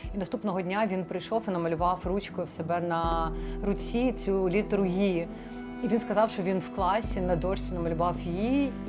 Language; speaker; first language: Ukrainian; non-native, local second language; Russian